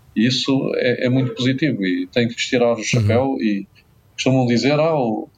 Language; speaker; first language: Portuguese; native; Portuguese